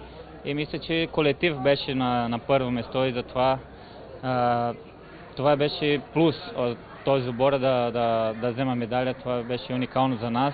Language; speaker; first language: Bulgarian; non-native, fluent; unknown